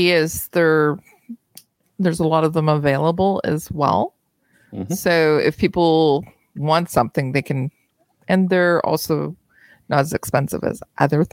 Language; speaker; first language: English; native; English